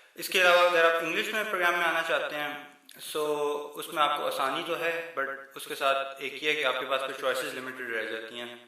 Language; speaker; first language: Urdu; native; Urdu